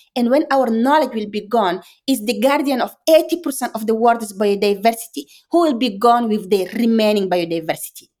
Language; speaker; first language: English; non-native, fluent; Fula